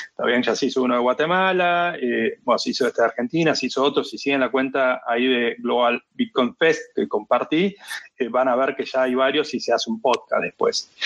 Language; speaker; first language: Spanish; native; Spanish